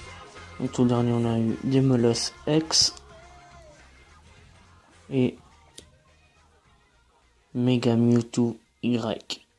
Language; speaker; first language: French; native; French